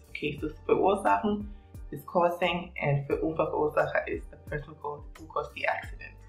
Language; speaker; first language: English; non-native, local second language; Akan